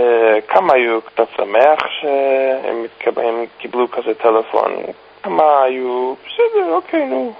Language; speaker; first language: Hebrew; non-native, fluent; English